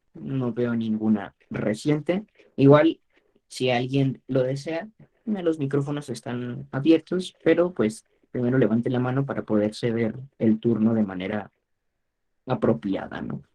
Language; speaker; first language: Spanish; native; Spanish